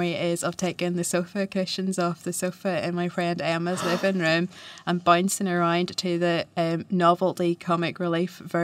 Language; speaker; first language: English; native; English